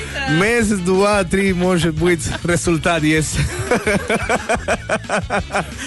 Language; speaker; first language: Russian; native; Russian